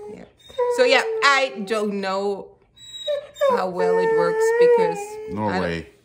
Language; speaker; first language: English; non-native, fluent; German